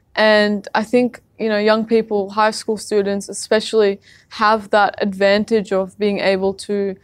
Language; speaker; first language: English; early bilingual, other home language; Arabic